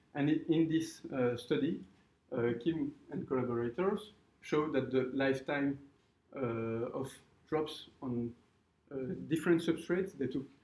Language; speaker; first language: English; non-native, fluent; French